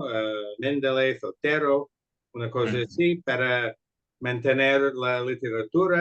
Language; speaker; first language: Spanish; non-native, fluent; English